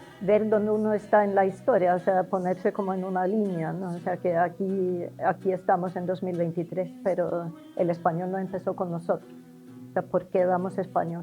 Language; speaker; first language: Spanish; non-native, fluent; Norwegian